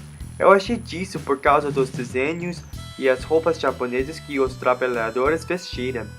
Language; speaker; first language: Portuguese; non-native, learner; English